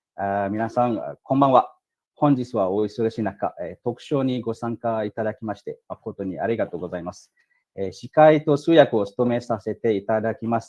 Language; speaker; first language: Japanese; non-native, fluent; Malay